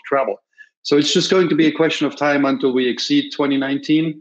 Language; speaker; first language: English; non-native, fluent; German